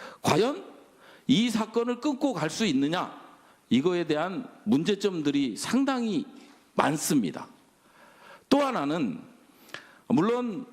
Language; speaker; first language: Korean; native; Korean